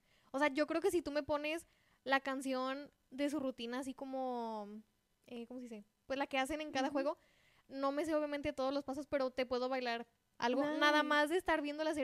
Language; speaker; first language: Spanish; native; Spanish